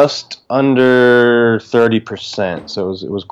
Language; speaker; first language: English; native; English